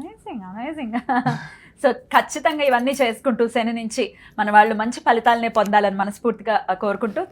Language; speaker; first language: Telugu; native; Telugu